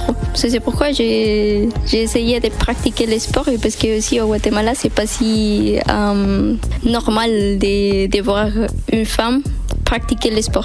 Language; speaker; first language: French; non-native, fluent; Spanish